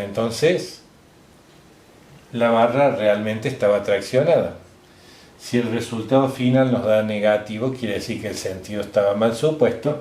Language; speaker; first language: Spanish; native; Spanish